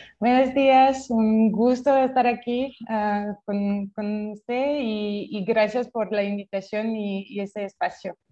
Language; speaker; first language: Spanish; non-native, fluent; French